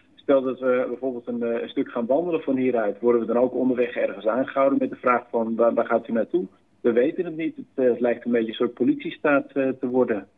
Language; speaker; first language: Dutch; native; Dutch